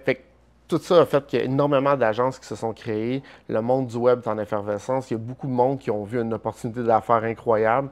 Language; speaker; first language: French; native; French